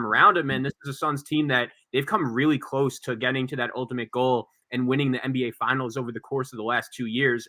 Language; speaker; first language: English; native; English